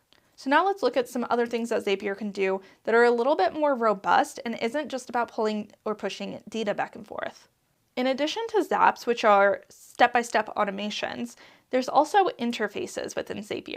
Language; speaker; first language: English; native; English